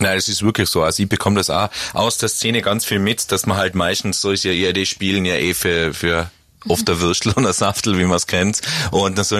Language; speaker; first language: German; native; German